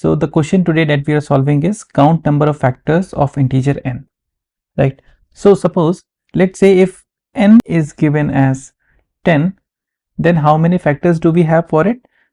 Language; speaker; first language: English; non-native, local second language; Hindi